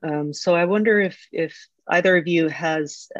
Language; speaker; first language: English; native; English